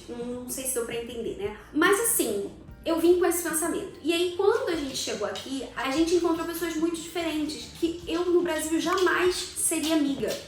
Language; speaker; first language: Portuguese; native; Portuguese